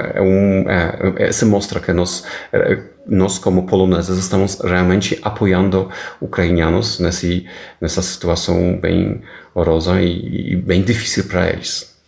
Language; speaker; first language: Portuguese; non-native, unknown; Polish